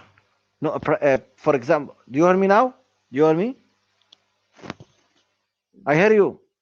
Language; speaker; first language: English; non-native, learner; Arabic